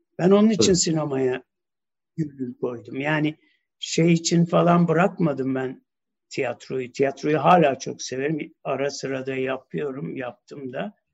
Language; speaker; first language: Turkish; early bilingual, heritage; Turkish